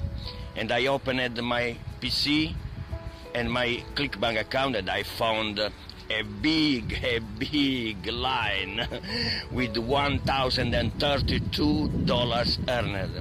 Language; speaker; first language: English; non-native, learner; Italian